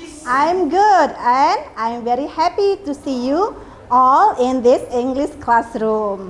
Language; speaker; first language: English; non-native, fluent; Indonesian